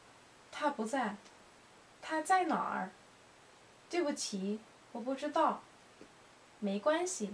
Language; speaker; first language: Chinese; non-native, learner; English